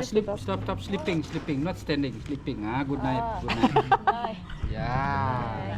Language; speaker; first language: English; non-native, learner; Indonesian